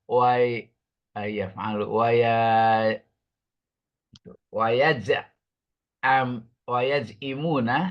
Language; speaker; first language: Arabic; non-native, learner; Indonesian